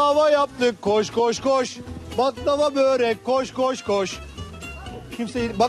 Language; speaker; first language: Turkish; native; Turkish